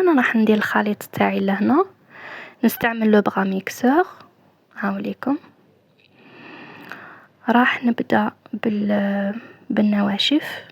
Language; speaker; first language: Arabic; native; Arabic